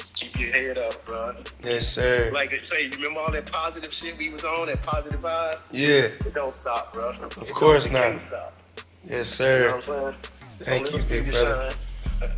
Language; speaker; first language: English; native; English